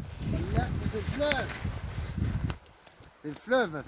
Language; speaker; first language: French; native; French